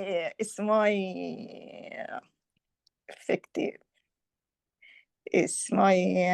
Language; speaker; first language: Spanish; non-native, learner; English